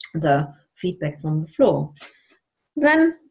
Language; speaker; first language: English; non-native, fluent; German